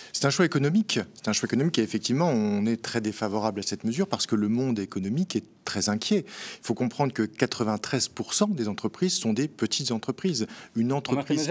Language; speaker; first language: French; native; French